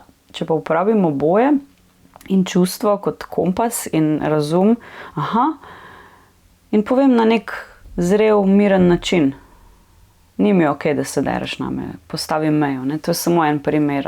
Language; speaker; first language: Slovenian; native; Slovenian